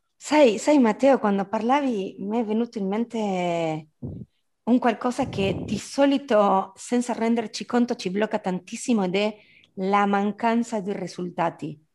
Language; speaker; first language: Italian; non-native, fluent; Spanish